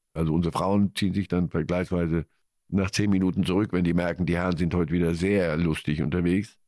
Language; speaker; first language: German; early bilingual, other home language; Polish